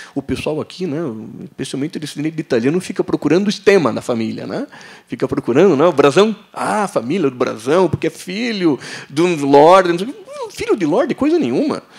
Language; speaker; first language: Portuguese; native; Portuguese